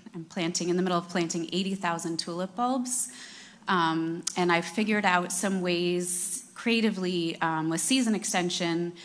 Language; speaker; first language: English; native; English